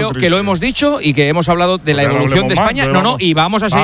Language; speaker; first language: Spanish; native; Spanish